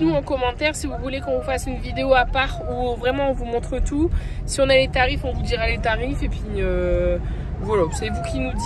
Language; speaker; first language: French; native; French